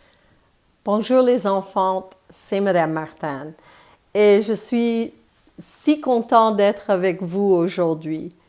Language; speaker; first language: French; non-native, fluent; English